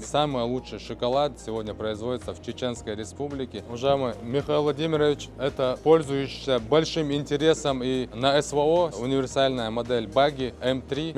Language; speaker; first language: Russian; non-native, local second language; Chechen